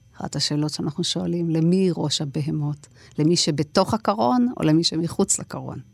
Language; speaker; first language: Hebrew; native; Hebrew